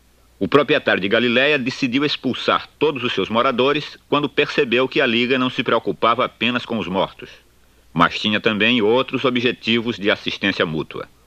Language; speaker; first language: Portuguese; native; Portuguese